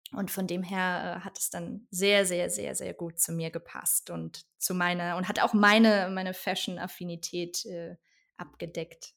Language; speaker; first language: German; native; German